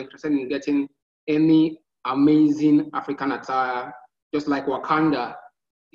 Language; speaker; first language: English; non-native, local second language; Igbo